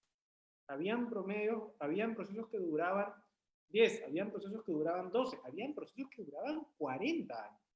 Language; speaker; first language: Spanish; native; Spanish